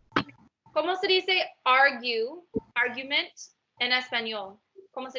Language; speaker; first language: Spanish; non-native, learner; English